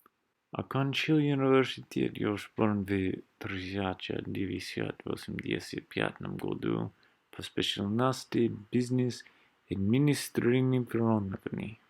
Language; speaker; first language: Russian; non-native, learner; English